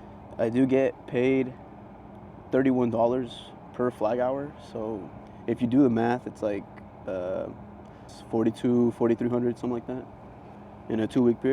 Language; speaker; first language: English; native; English